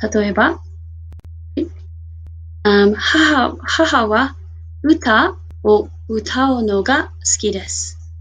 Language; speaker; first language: Japanese; non-native, fluent; English